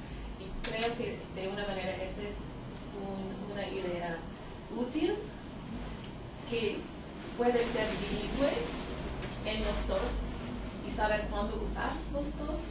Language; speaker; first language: Spanish; non-native, fluent; English